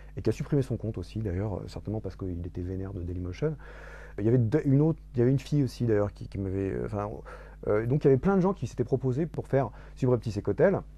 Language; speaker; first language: French; native; French